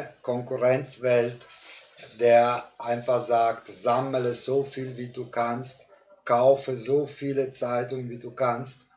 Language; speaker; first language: German; non-native, fluent; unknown